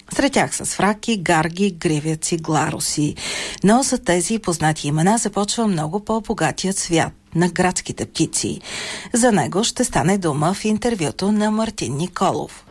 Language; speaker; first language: Bulgarian; native; Bulgarian